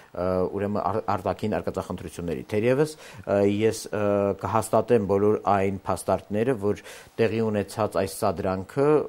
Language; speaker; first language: Armenian; native; Armenian